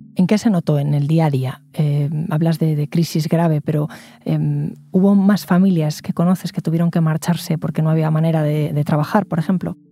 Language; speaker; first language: Spanish; native; Spanish